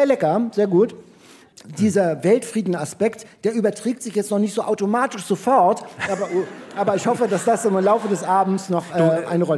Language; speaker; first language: German; native; German